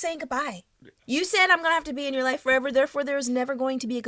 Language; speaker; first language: English; native; English